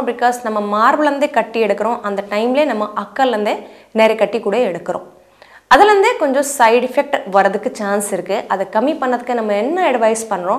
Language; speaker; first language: Tamil; non-native, fluent; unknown